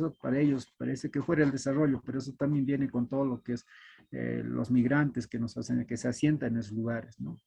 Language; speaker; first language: Spanish; native; Spanish